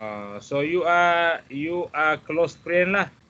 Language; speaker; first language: English; non-native, fluent; Malay